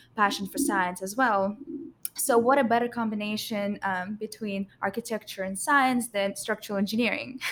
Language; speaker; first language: English; non-native, fluent; Russian